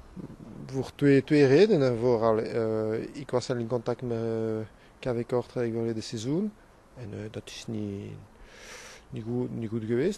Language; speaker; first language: Dutch; non-native, local second language; French